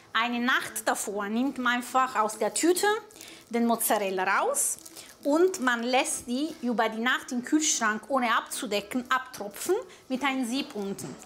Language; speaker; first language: German; non-native, fluent; Italian